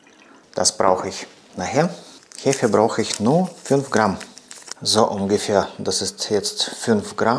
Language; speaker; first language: German; non-native, fluent; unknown